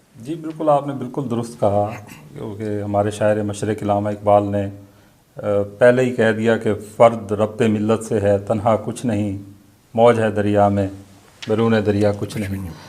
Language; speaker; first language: Urdu; non-native, local second language; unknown